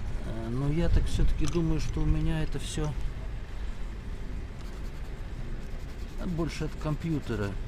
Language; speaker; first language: Russian; native; Russian